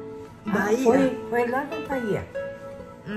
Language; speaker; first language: Portuguese; non-native, local second language; Japanese